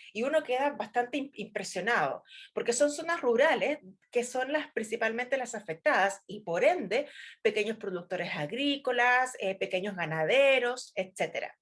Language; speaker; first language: Spanish; native; Spanish